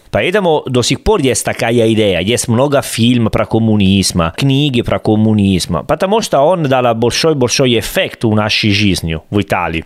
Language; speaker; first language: Russian; non-native, learner; Italian